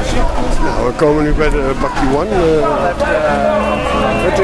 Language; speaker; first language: Dutch; native; Dutch